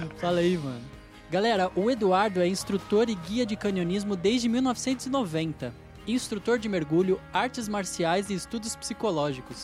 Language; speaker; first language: Portuguese; native; Portuguese